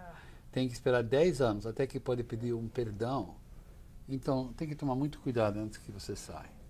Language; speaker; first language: Portuguese; non-native, fluent; English